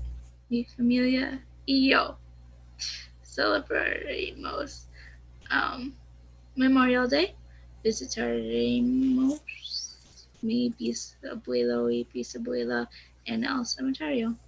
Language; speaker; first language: Spanish; non-native, learner; English